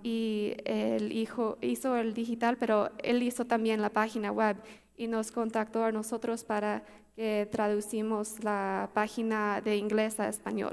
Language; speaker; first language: Spanish; early bilingual, heritage; Spanish